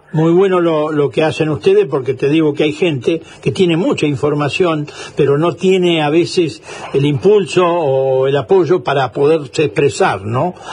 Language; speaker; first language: Spanish; native; Spanish